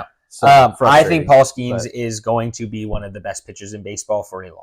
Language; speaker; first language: English; native; English